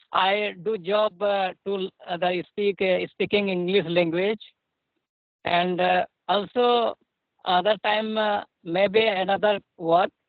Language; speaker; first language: English; non-native, learner; Santali